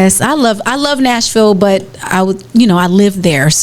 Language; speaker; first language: English; native; English